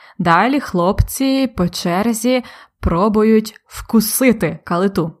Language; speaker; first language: Ukrainian; native; Ukrainian